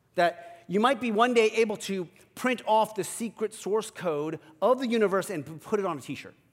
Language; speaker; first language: English; early bilingual, other home language; Korean